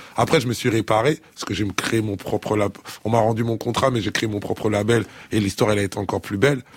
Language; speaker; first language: French; early bilingual, other home language; Lingala